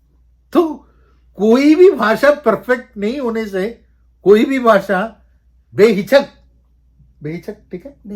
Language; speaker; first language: Hindi; non-native, local second language; Malayalam